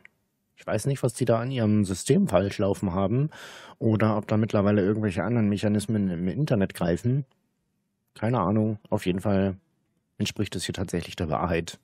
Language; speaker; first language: German; native; German